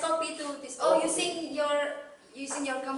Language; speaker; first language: English; non-native, learner; Indonesian